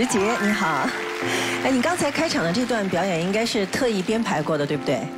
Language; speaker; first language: Chinese; native; Chinese